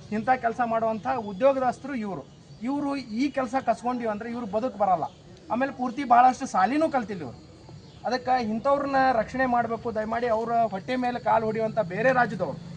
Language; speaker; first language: Kannada; native; Kannada